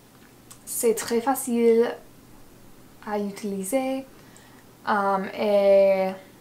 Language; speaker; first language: French; non-native, learner; English